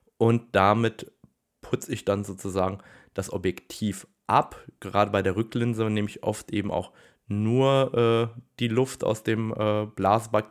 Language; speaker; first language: German; native; German